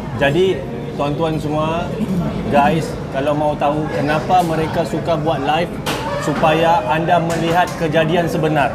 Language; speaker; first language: Malay; native; Malay